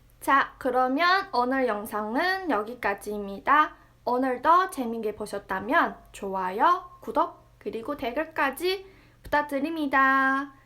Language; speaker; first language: Korean; non-native, fluent; Chinese